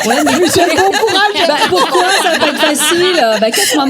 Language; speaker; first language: French; native; French